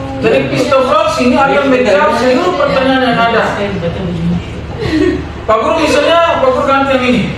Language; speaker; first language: Indonesian; native; Indonesian